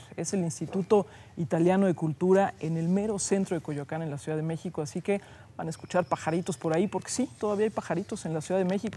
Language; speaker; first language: Spanish; native; Spanish